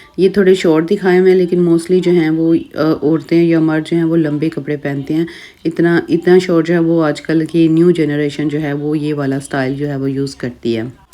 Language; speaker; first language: Urdu; native; Urdu